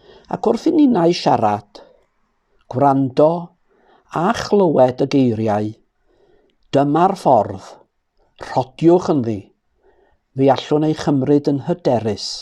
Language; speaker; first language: Welsh; native; Welsh